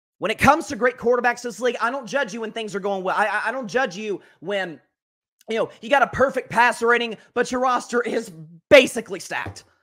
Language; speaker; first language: English; native; English